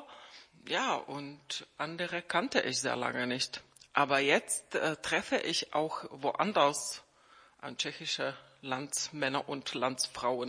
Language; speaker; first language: German; non-native, fluent; Czech